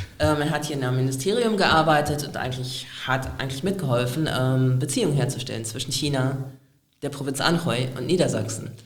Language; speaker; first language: German; native; German